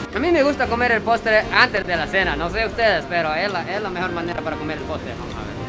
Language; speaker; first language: Spanish; non-native, fluent; Japanese